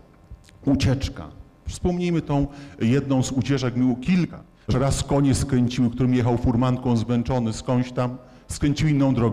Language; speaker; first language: Polish; native; Polish